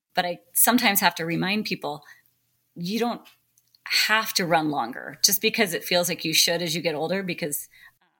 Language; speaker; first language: English; native; English